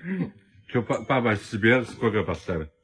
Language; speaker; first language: Russian; non-native, learner; Chinese